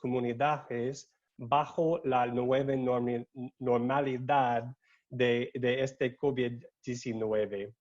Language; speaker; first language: Spanish; non-native, learner; English